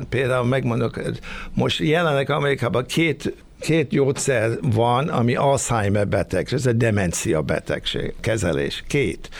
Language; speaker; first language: Hungarian; early bilingual, other home language; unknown